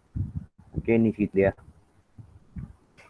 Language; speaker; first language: Malay; native; Malay